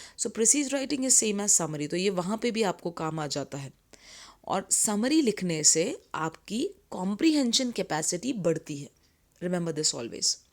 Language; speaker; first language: Hindi; native; Hindi